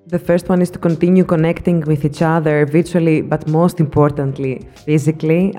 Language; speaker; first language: English; non-native, fluent; Greek